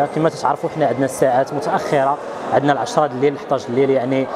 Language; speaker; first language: Arabic; native; Arabic